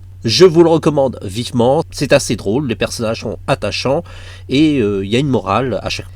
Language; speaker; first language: French; native; French